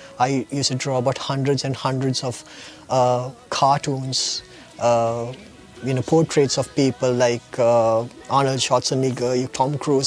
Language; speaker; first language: English; non-native, local second language; Sinhala